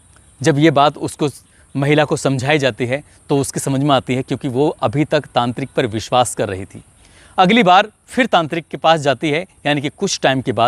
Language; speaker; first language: Hindi; native; Hindi